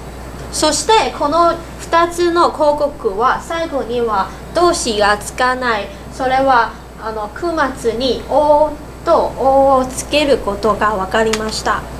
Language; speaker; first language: Japanese; non-native, learner; Cantonese